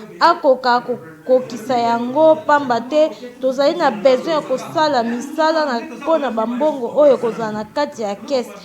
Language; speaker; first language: Lingala; native; Lingala